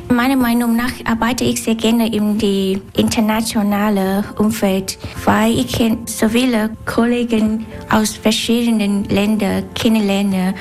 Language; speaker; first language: German; non-native, learner; Vietnamese